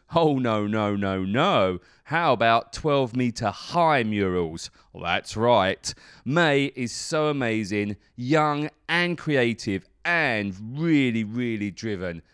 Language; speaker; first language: English; native; English